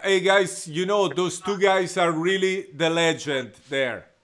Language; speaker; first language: English; non-native, fluent; Italian